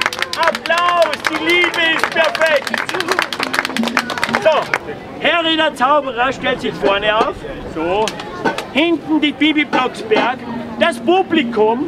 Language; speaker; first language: German; native; German